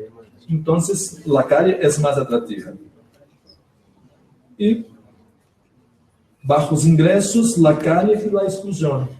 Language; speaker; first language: Spanish; non-native, learner; Portuguese